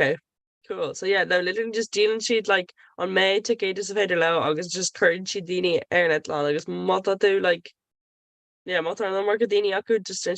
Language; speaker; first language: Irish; non-native, local second language; English